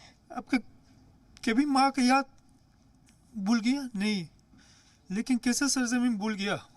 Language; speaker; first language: Hindi; non-native, learner; Persian